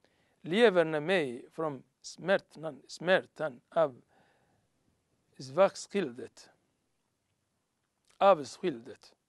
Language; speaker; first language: Swedish; non-native, learner; Somali